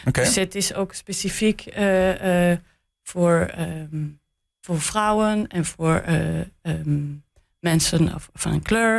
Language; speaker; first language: Dutch; non-native, learner; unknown